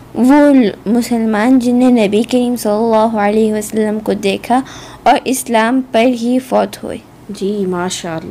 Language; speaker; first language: Hindi; native; Hindi